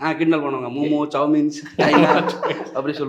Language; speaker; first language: Tamil; non-native, learner; Hindi